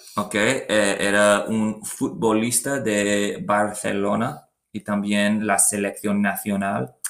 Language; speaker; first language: Spanish; non-native, learner; English